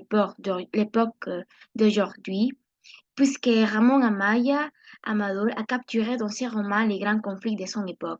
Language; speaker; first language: French; non-native, learner; Spanish